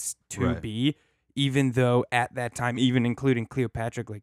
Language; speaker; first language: English; native; English